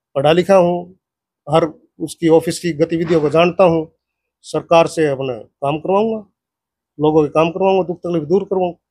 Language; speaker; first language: Hindi; native; Hindi